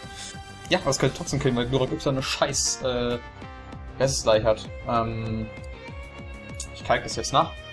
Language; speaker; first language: German; native; German